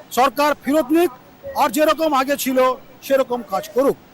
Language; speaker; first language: Bangla; non-native, local second language; Urdu